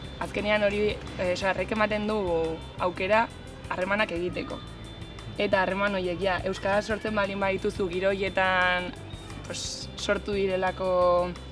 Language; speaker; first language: Basque; native; Basque